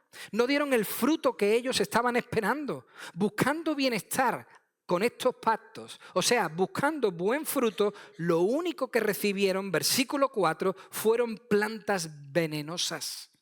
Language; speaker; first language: Spanish; native; Spanish